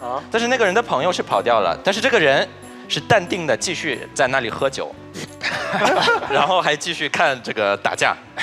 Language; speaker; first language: Chinese; non-native, fluent; Russian